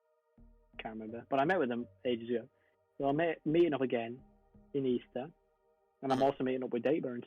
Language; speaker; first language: English; native; English